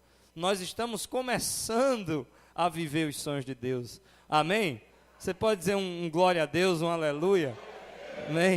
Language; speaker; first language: Portuguese; native; Portuguese